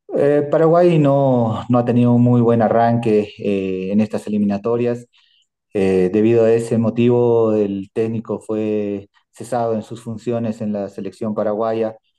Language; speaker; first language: Spanish; native; Spanish